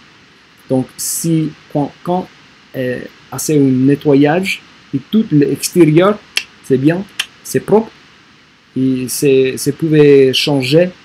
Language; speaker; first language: French; non-native, learner; English